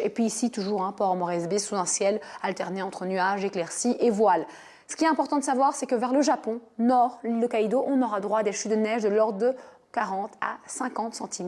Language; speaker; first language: French; native; French